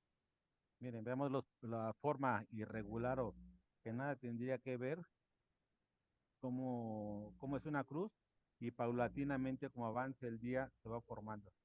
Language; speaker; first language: Spanish; native; Spanish